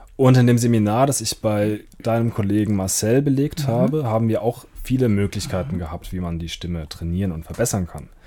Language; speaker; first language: German; native; German